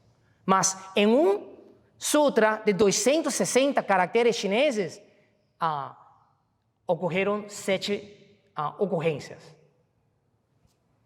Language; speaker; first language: Portuguese; non-native, fluent; Chinese